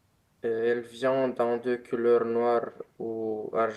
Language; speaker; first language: French; non-native, learner; Romanian